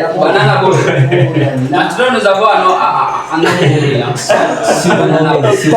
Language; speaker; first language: French; non-native, learner; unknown